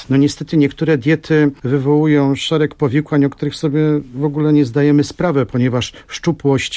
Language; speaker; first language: Polish; native; Polish